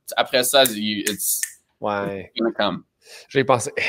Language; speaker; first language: French; early bilingual, other home language; Romanian